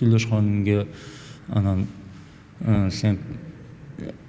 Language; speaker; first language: Kyrgyz; non-native, local second language; Uzbek